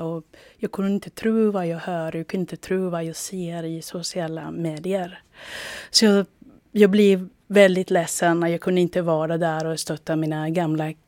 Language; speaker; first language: Swedish; non-native, fluent; Spanish